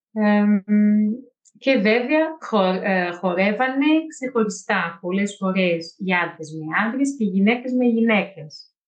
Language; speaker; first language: Greek; non-native, fluent; Portuguese